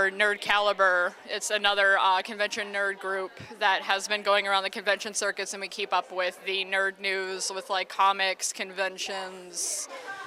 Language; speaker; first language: English; native; English